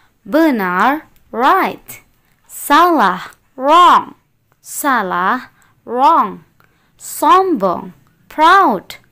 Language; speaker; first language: English; non-native, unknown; Indonesian